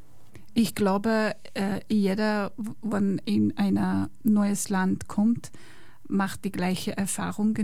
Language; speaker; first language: German; non-native, learner; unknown